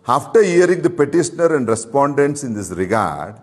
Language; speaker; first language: English; non-native, local second language; Kannada